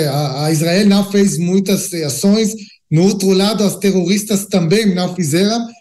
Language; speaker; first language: Portuguese; non-native, learner; Hebrew